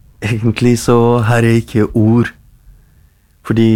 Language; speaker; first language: Norwegian; non-native, learner; Kurdish